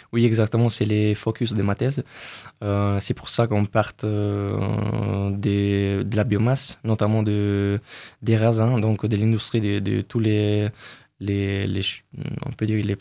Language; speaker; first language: French; non-native, fluent; Italian